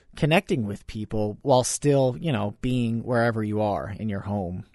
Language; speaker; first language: English; native; English